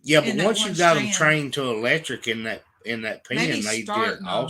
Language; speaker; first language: English; native; English